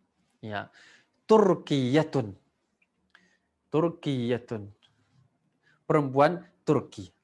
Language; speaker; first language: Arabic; non-native, fluent; Indonesian